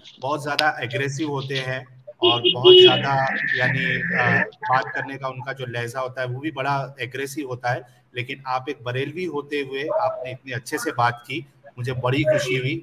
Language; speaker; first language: Hindi; native; Hindi